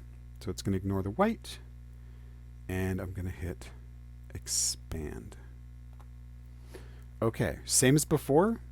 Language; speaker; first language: English; native; English